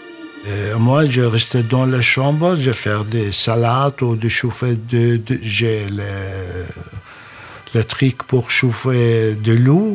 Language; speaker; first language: French; non-native, learner; Arabic